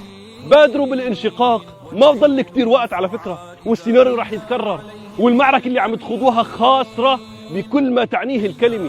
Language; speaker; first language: Arabic; native; Arabic